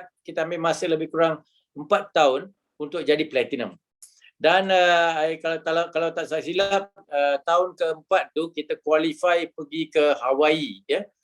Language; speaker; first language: Malay; non-native, local second language; Tamil